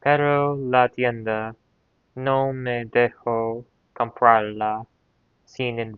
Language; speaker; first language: Spanish; non-native, learner; English